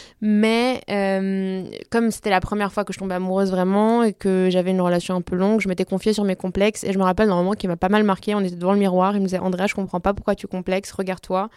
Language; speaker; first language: French; early bilingual, other home language; Spanish